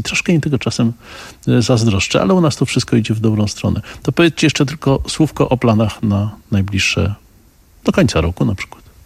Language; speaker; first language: Polish; native; Polish